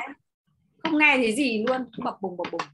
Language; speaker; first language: Vietnamese; native; Vietnamese